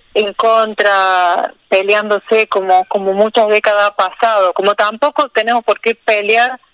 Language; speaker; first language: Spanish; native; Spanish